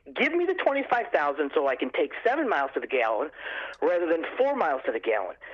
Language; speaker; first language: English; native; English